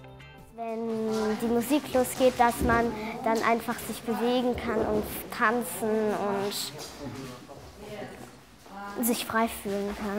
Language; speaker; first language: German; early bilingual, other home language; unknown